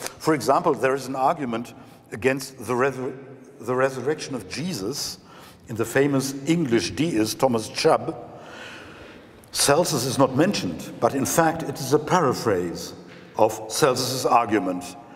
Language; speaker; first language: English; non-native, fluent; German